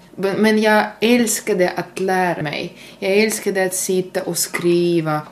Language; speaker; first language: Swedish; non-native, fluent; Russian